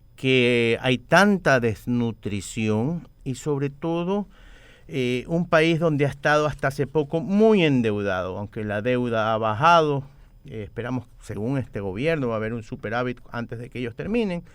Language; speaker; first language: Spanish; native; Spanish